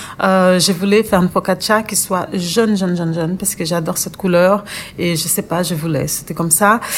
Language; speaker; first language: French; non-native, fluent; Portuguese